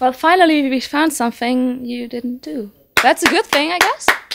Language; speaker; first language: English; non-native, fluent; German